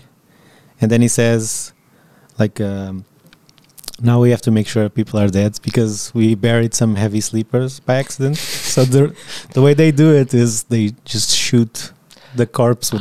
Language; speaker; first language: English; non-native, fluent; Portuguese